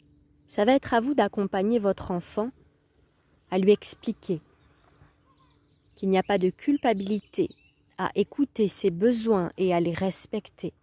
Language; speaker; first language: French; native; French